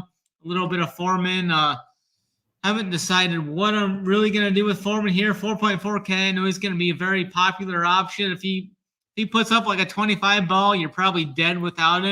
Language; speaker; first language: English; native; English